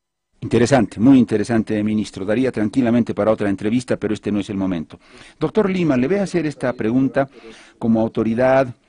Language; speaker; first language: Spanish; native; Spanish